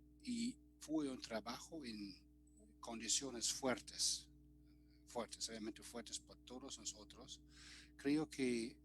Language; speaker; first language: Spanish; non-native, fluent; German